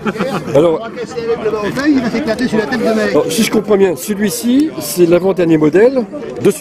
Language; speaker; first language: French; native; French